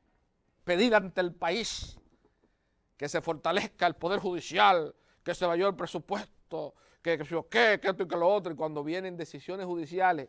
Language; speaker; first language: Spanish; native; Spanish